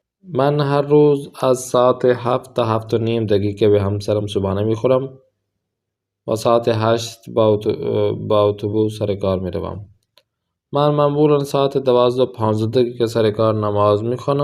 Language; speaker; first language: Persian; non-native, fluent; Urdu